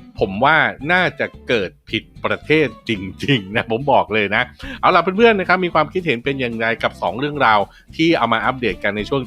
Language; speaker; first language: Thai; native; Thai